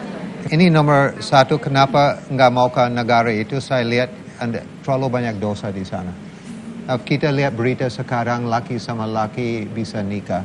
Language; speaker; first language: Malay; non-native, fluent; English